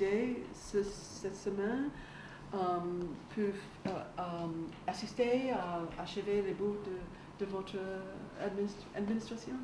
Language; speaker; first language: French; non-native, learner; English